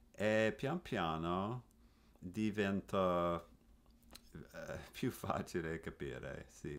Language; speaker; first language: Italian; non-native, learner; English